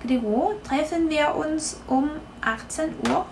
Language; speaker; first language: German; non-native, fluent; Korean